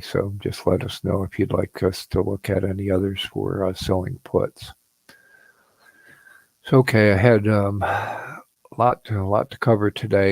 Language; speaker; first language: English; native; English